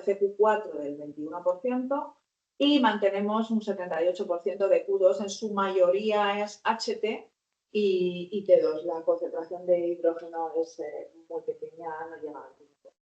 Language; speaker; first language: Spanish; native; Spanish